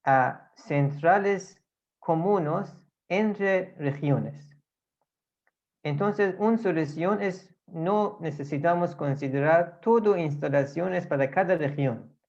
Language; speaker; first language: Spanish; non-native, fluent; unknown